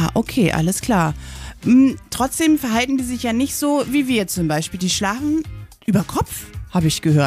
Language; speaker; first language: German; native; German